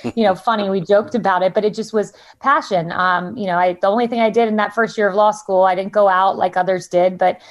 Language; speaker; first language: English; native; English